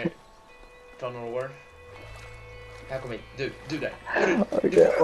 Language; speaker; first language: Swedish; native; Swedish